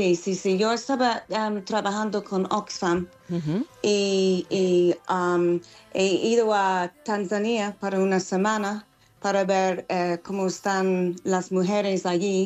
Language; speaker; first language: Spanish; non-native, fluent; English